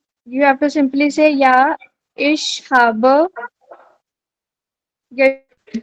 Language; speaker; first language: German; non-native, fluent; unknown